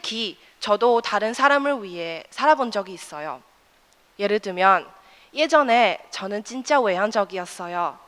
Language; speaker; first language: Korean; non-native, fluent; Chinese